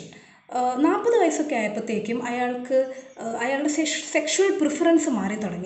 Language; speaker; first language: Malayalam; native; Malayalam